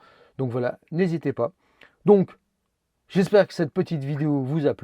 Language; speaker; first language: French; native; French